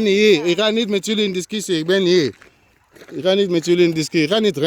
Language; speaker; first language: Dutch; non-native, learner; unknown